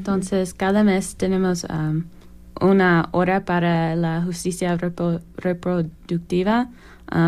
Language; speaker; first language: Spanish; non-native, learner; English